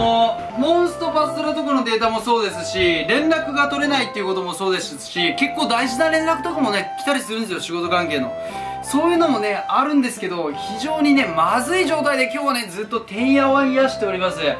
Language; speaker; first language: Japanese; native; Japanese